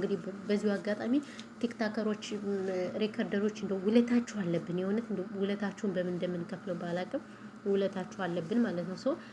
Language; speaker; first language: Amharic; native; Amharic